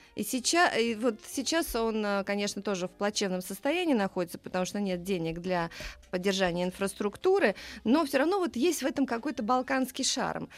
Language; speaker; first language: Russian; native; Russian